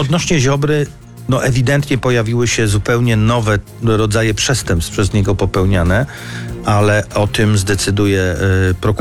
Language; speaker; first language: Polish; native; Polish